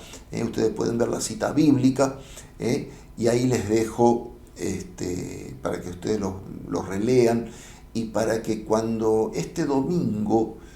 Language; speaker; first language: Spanish; native; Spanish